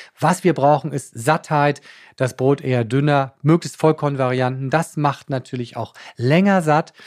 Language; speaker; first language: German; native; German